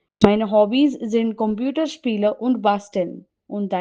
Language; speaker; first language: German; non-native, fluent; Hindi